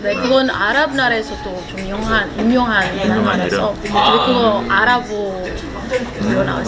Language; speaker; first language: Korean; non-native, fluent; Arabic